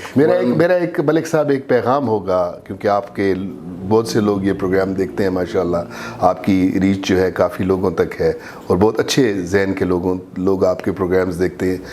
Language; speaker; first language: Urdu; non-native, local second language; Saraiki